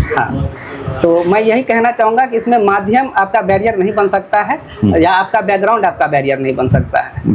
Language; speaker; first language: Hindi; native; Hindi